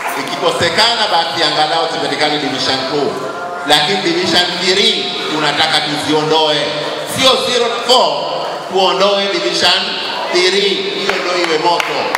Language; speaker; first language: Swahili; native; Swahili